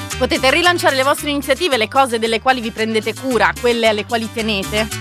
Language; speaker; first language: Italian; native; Italian